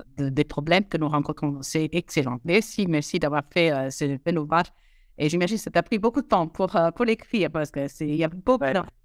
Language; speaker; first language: French; non-native, fluent; English